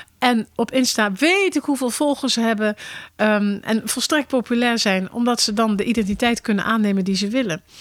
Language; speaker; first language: Dutch; native; Dutch